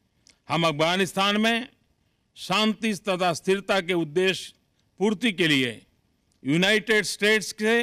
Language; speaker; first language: Hindi; native; Hindi